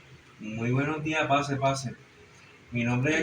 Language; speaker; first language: Spanish; native; Spanish